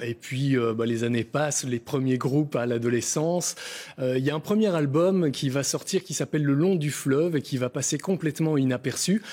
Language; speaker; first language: French; native; French